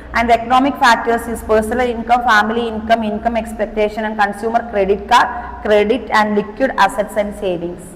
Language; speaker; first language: English; non-native, local second language; Malayalam